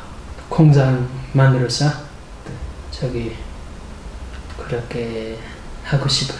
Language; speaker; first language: Korean; non-native, learner; Vietnamese